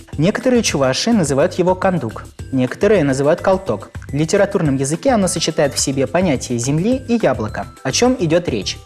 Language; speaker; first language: Russian; non-native, local second language; Chuvash